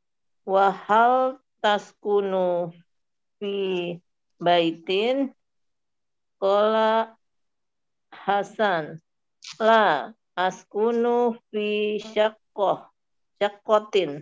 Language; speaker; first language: Arabic; non-native, learner; Indonesian